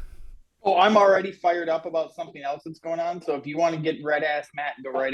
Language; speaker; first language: English; native; English